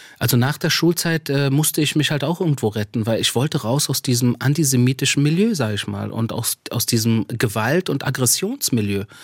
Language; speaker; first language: German; early bilingual, other home language; Persian